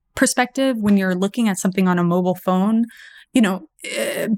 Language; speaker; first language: English; native; English